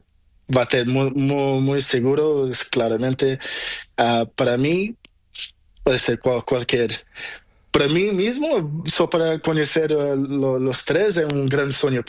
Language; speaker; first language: Spanish; non-native, learner; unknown